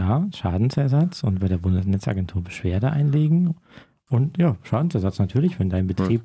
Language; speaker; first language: German; native; German